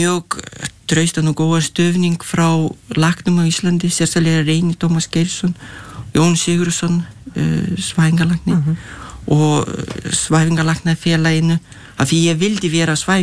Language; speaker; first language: Icelandic; non-native, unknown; Lithuanian